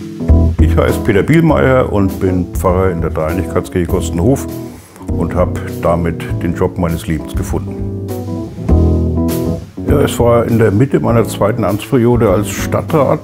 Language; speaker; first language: German; native; German